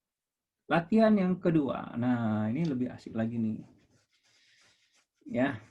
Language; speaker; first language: Indonesian; native; Indonesian